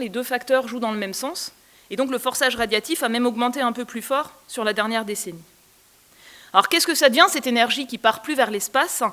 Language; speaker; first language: French; native; French